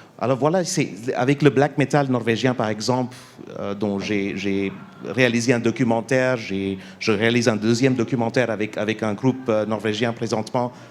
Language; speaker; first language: French; non-native, fluent; English